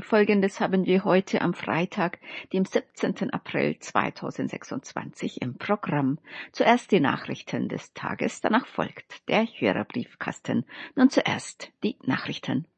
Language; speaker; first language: German; native; German